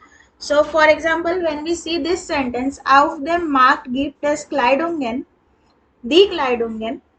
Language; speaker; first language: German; non-native, learner; Hindi